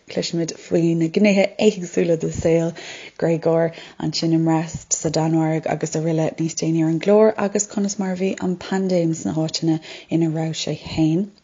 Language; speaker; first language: Irish; non-native, local second language; English